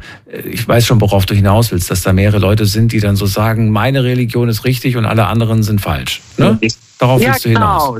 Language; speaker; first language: German; native; German